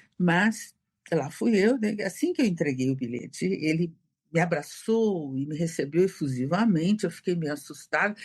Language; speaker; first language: Portuguese; native; Portuguese